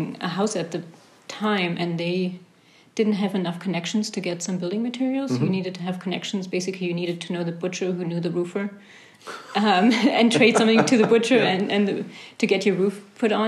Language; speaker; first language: English; non-native, fluent; German